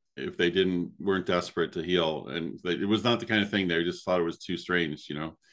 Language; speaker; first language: English; native; English